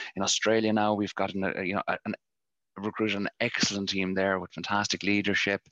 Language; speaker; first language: English; native; English